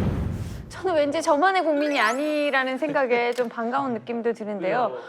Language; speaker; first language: Korean; native; Korean